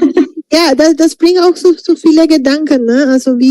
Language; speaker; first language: German; non-native, fluent; Spanish